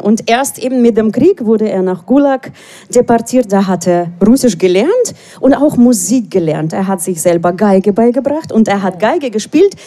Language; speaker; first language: German; non-native, fluent; Russian